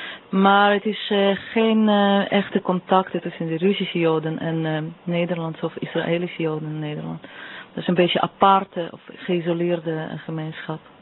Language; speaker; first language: Dutch; non-native, fluent; Russian